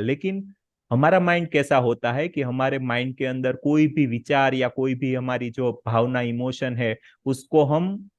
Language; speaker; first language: Hindi; native; Hindi